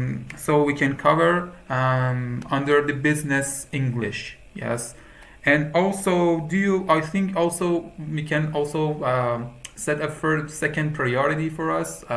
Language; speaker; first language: English; non-native, fluent; Persian